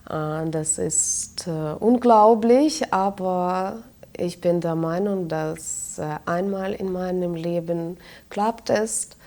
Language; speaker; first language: German; non-native, fluent; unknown